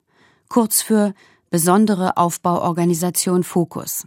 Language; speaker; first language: German; native; German